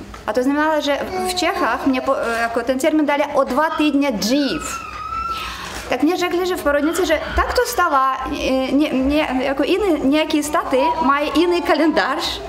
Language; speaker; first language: Czech; non-native, learner; Russian